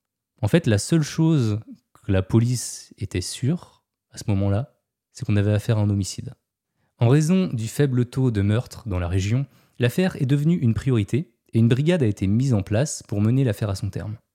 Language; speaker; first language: French; native; French